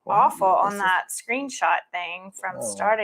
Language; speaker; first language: English; native; English